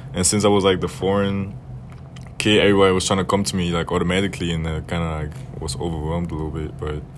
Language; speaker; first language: English; non-native, fluent; German